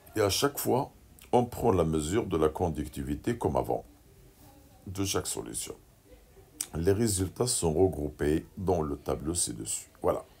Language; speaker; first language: French; non-native, local second language; Arabic